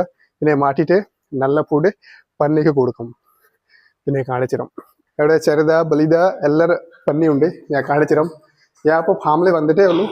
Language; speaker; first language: Malayalam; non-native, local second language; Hindi